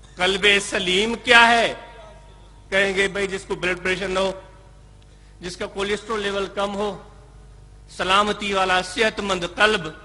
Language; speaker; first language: Urdu; non-native, local second language; Sindhi